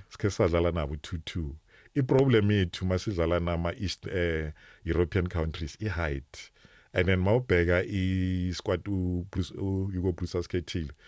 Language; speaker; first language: Zulu; non-native, local second language; Northern Sotho